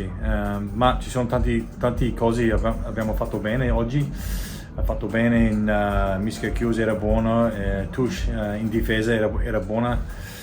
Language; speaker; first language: Italian; non-native, learner; English